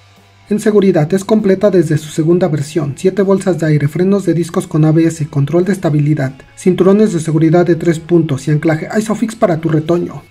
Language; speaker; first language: Spanish; native; Spanish